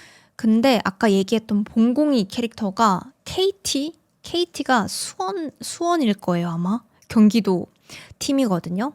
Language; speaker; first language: Korean; native; Korean